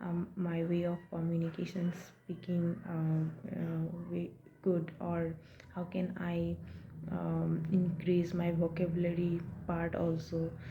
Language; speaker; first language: English; non-native, learner; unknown